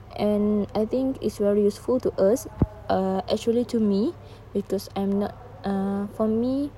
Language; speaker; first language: English; non-native, learner; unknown